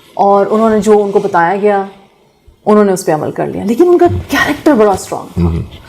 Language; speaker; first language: Urdu; native; Urdu